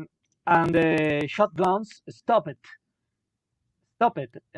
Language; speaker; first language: English; non-native, learner; Spanish